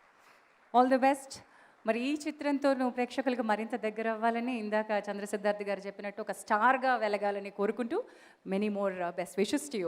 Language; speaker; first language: Telugu; native; Telugu